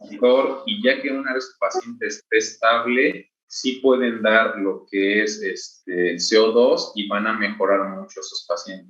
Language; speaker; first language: Spanish; native; Spanish